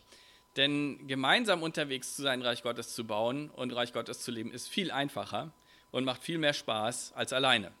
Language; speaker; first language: German; native; German